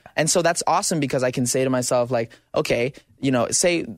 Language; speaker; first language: English; native; English